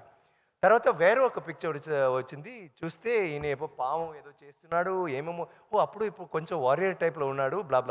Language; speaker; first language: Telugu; non-native, learner; Tamil